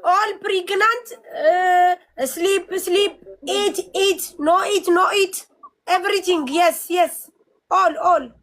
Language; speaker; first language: English; non-native, learner; Amharic